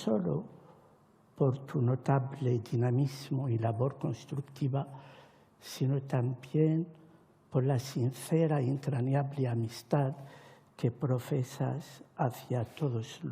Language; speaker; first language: Spanish; non-native, fluent; Arabic